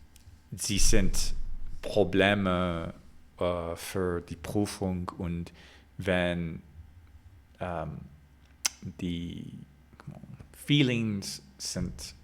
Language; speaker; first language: German; non-native, learner; English